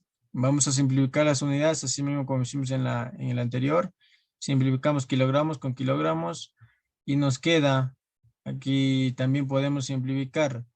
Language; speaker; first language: Spanish; native; Spanish